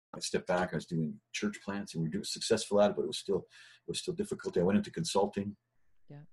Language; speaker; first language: English; native; English